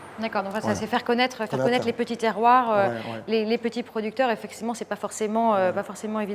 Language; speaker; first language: French; native; French